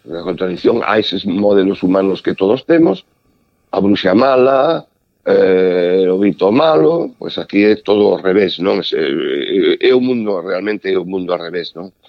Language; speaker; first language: Galician; native; Galician